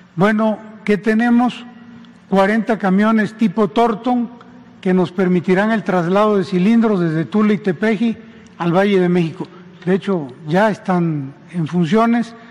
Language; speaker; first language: Spanish; native; Spanish